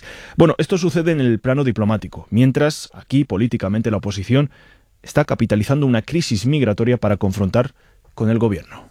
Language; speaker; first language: Spanish; native; Spanish